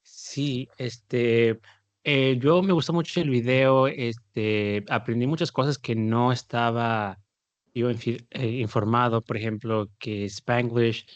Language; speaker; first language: Spanish; early bilingual, heritage; Spanish